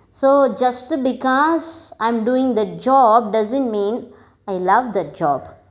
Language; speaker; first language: English; non-native, local second language; Tamil